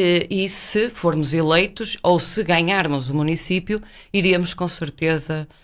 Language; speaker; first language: Portuguese; native; Portuguese